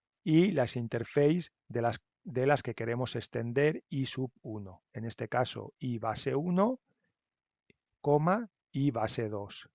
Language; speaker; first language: Spanish; native; Spanish